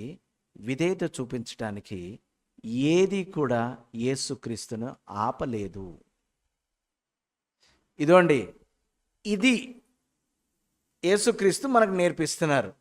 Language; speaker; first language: Telugu; native; Telugu